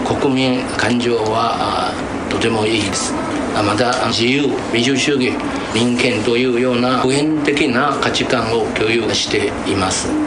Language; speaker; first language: Japanese; non-native, fluent; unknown